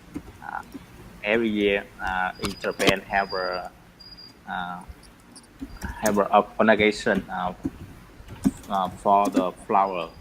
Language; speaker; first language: English; non-native, learner; Vietnamese